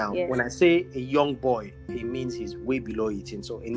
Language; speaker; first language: English; non-native, local second language; Arabic